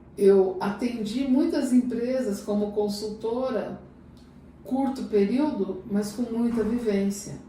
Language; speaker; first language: Portuguese; native; Portuguese